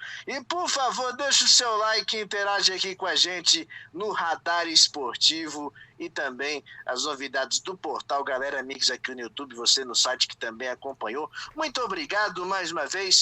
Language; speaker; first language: Portuguese; native; Portuguese